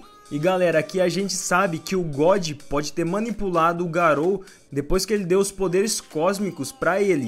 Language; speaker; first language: Portuguese; native; Portuguese